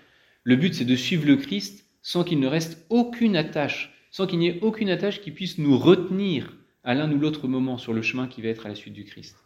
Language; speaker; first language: French; native; French